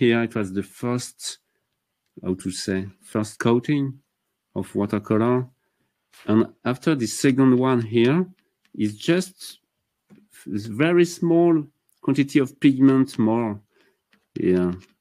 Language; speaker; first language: English; non-native, fluent; French